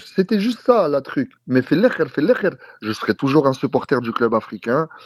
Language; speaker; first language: French; non-native, local second language; Arabic